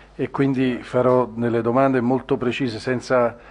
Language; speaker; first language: Italian; native; Italian